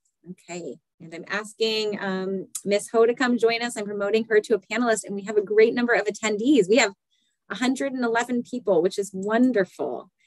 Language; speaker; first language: English; native; English